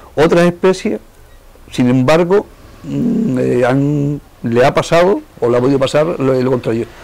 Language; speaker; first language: Spanish; native; Spanish